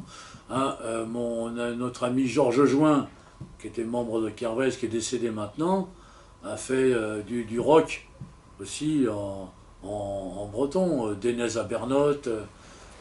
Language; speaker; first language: French; native; French